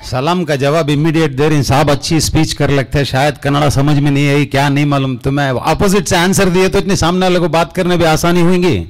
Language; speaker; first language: Hindi; non-native, local second language; Kannada